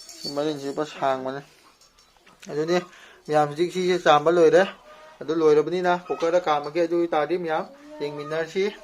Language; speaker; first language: Manipuri; non-native, local second language; Rongmei Naga